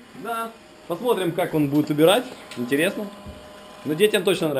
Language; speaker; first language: Russian; native; Russian